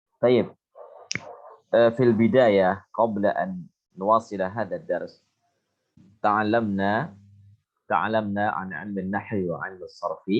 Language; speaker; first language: Arabic; non-native, fluent; Indonesian